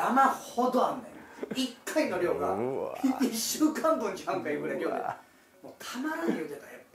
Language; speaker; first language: Japanese; native; Japanese